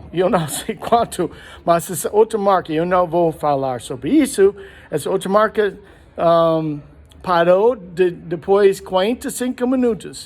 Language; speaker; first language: Portuguese; non-native, learner; English